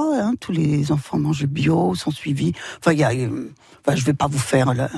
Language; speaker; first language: French; native; French